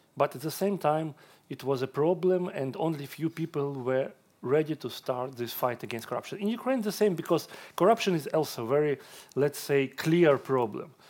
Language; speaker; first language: English; non-native, fluent; Russian